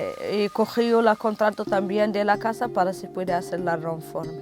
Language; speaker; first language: Spanish; non-native, learner; Arabic